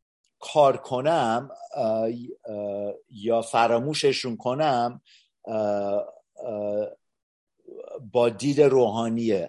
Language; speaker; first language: Persian; early bilingual, heritage; Persian